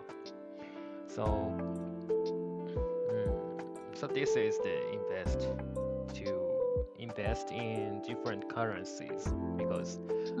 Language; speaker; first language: English; non-native, learner; Japanese